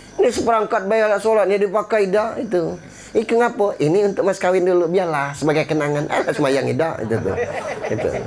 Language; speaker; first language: Malay; native; Malay